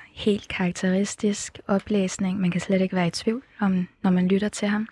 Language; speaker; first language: Danish; early bilingual, other home language; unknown